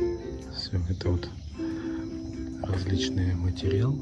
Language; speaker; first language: Russian; native; Russian